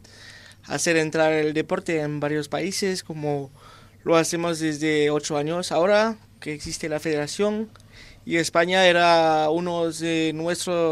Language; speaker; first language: Spanish; non-native, fluent; French